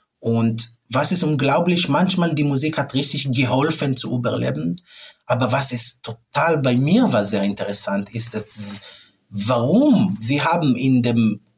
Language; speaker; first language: German; non-native, fluent; Hebrew